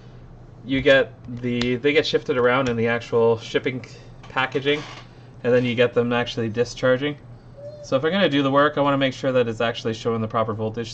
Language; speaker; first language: English; native; English